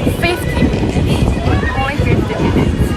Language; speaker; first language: English; non-native, learner; Korean